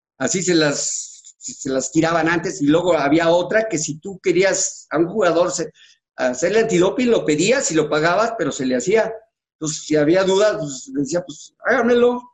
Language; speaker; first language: Spanish; native; Spanish